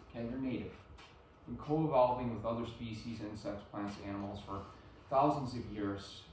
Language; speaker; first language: English; native; English